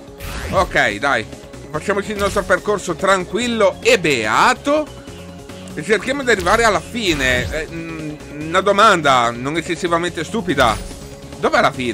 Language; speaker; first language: Italian; native; Italian